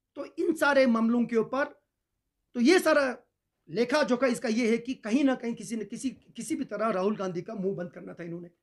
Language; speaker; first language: Hindi; non-native, local second language; Ladakhi